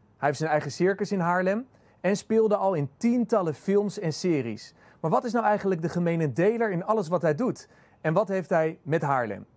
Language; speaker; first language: Dutch; native; Dutch